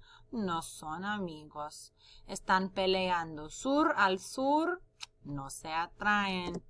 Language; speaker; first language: Spanish; non-native, fluent; English